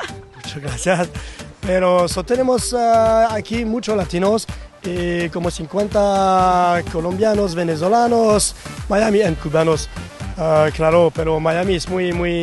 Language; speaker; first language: Spanish; non-native, learner; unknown